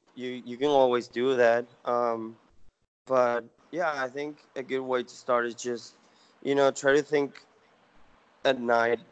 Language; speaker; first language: English; non-native, fluent; Spanish